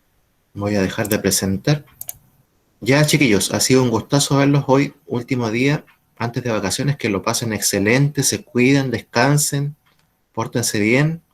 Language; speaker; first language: Spanish; native; Spanish